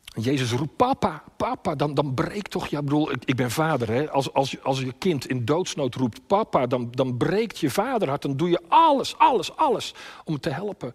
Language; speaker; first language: Dutch; native; Dutch